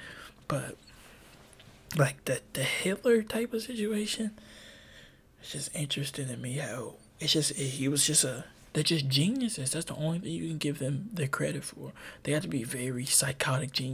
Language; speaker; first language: English; native; English